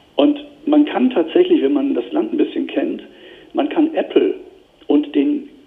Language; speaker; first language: German; native; German